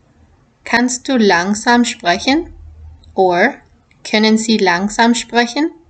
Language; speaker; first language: German; non-native, fluent; English